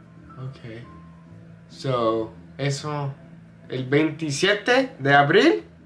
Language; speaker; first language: Spanish; non-native, fluent; English